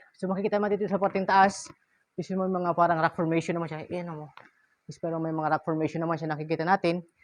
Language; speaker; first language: Filipino; non-native, local second language; Bikol